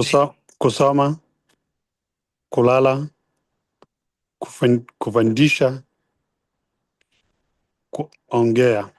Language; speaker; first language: Swahili; non-native, learner; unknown